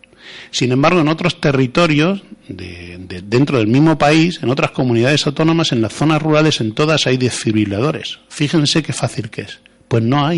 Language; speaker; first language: Spanish; native; Spanish